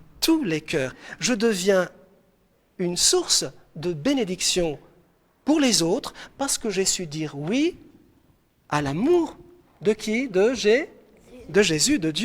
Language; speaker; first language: French; non-native, local second language; Arabic